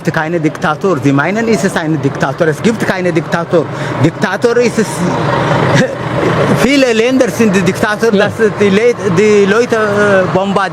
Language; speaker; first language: German; non-native, learner; Tigrinya